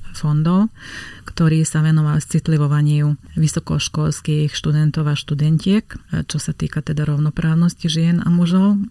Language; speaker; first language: Slovak; non-native, local second language; Hungarian